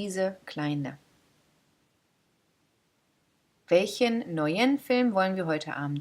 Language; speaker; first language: German; non-native, fluent; English